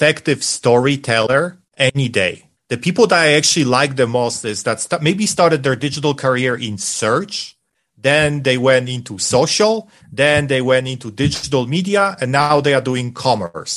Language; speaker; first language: English; non-native, fluent; Polish